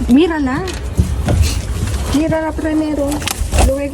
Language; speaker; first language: Spanish; non-native, learner; Filipino